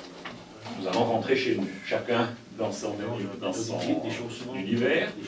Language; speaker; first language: French; native; French